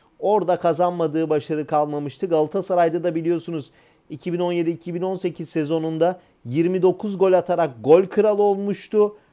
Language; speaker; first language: Turkish; native; Turkish